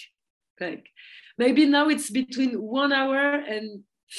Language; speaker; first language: English; non-native, fluent; French